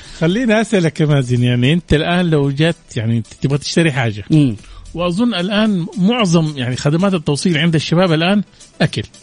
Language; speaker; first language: Arabic; native; Arabic